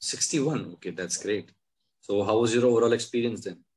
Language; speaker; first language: English; non-native, local second language; Hindi